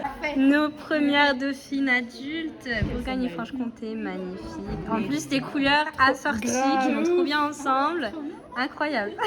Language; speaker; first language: French; native; French